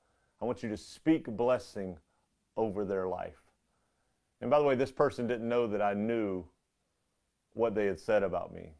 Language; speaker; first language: English; native; English